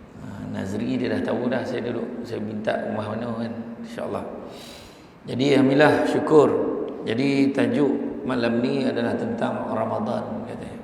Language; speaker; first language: Malay; native; Malay